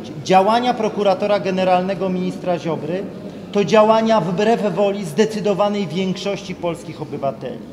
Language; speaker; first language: Polish; native; Polish